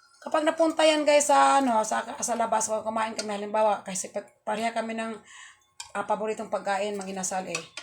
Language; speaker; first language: Filipino; non-native, local second language; Cebuano